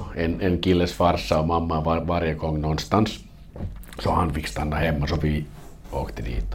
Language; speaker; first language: Swedish; non-native, learner; Finnish